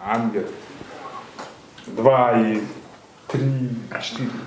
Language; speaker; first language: Russian; non-native, learner; Kyrgyz